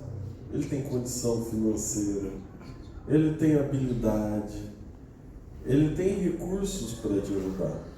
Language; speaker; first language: Portuguese; native; Portuguese